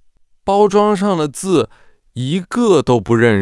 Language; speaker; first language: Chinese; non-native, fluent; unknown